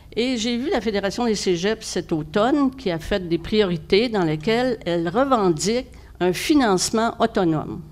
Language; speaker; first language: French; native; French